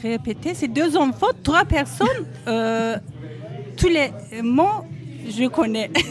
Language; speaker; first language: French; non-native, learner; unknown